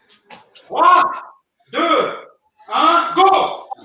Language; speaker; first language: French; native; French